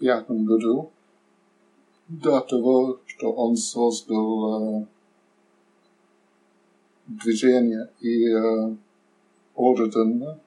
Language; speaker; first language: Russian; non-native, learner; English